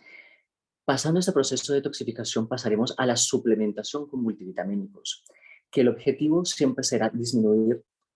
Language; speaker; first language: Spanish; native; Spanish